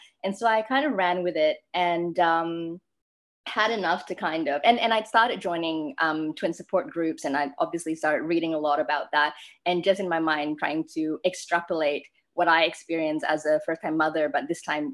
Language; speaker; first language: English; non-native, local second language; Malay